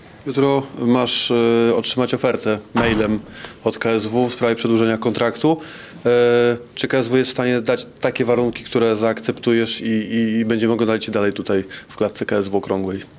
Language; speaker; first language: Polish; native; Polish